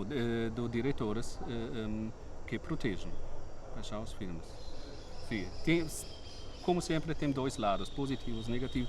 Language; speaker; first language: Portuguese; non-native, fluent; German